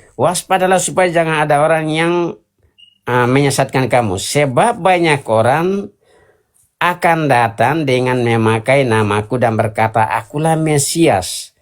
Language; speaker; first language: Indonesian; non-native, local second language; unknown